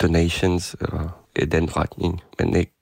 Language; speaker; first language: Danish; non-native, fluent; Ukrainian